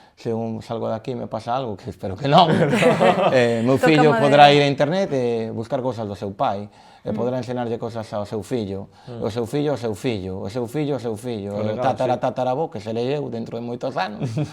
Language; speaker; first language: Galician; native; Galician